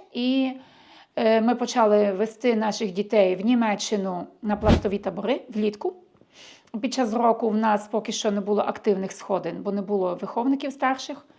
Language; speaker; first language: Ukrainian; early bilingual, heritage; Ukrainian